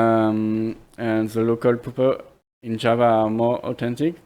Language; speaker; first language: English; non-native, fluent; French